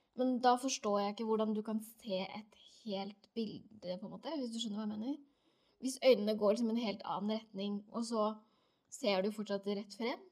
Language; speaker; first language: Norwegian; native; Norwegian